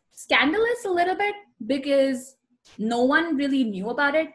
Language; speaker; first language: English; non-native, local second language; Hindi